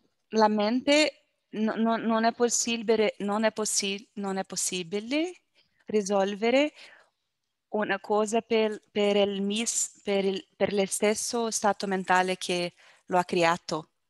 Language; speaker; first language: Italian; non-native, learner; Portuguese